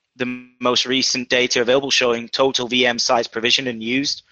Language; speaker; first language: English; native; English